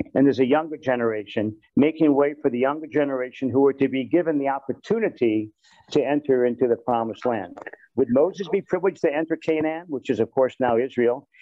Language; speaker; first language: English; native; English